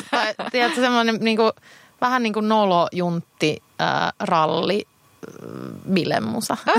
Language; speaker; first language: Finnish; non-native, local second language; Swedish